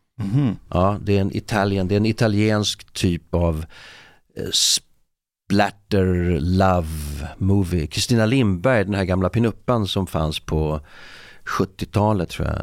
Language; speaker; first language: Swedish; native; Swedish